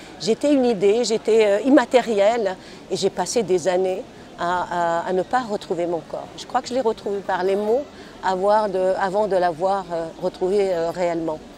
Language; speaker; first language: French; non-native, local second language; Arabic